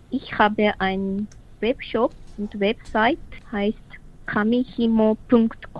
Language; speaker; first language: German; non-native, learner; Japanese